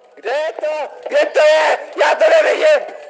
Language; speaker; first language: Czech; native; Czech